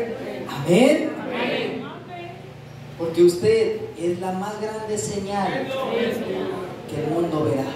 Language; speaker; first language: Spanish; native; Spanish